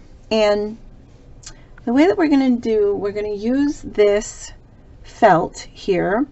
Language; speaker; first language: English; native; English